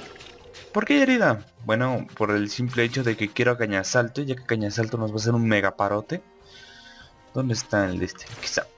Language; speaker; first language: Spanish; native; Spanish